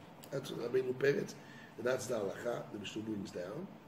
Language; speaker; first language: English; non-native, fluent; Hebrew